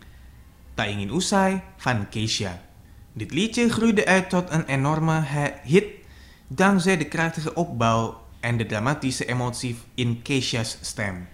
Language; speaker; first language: Dutch; non-native, fluent; Indonesian